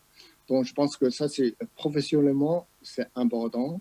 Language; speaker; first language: French; non-native, fluent; Chinese